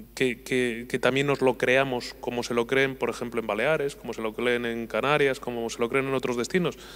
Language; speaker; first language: Spanish; native; Spanish